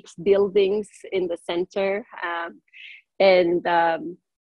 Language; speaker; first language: English; non-native, fluent; German